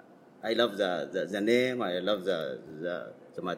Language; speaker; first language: English; non-native, learner; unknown